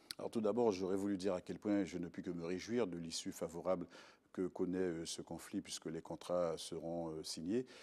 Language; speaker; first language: French; native; French